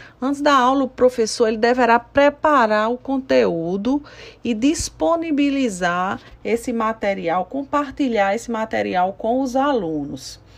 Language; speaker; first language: Portuguese; native; Portuguese